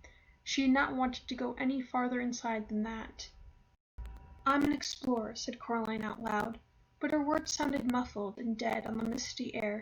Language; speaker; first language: English; native; English